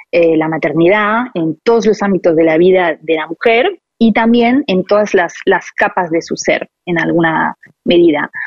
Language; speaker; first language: Spanish; non-native, fluent; French